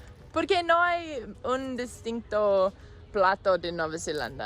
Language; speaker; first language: Spanish; non-native, learner; English